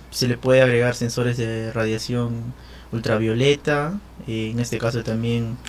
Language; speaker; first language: Spanish; native; Spanish